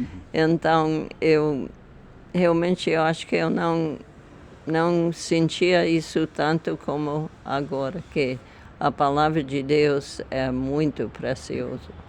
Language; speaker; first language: Portuguese; non-native, fluent; English